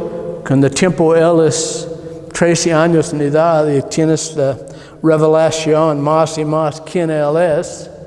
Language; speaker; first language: Spanish; non-native, learner; English